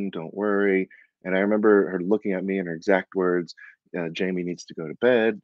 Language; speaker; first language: English; native; English